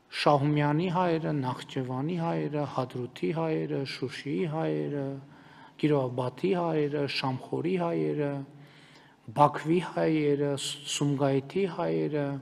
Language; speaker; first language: Armenian; native; Armenian